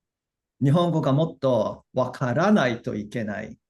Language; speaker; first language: Japanese; non-native, fluent; English